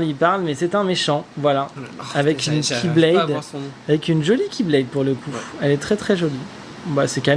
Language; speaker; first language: French; native; French